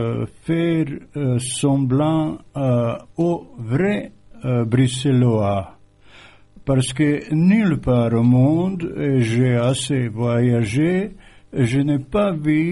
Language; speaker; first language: French; non-native, fluent; Croatian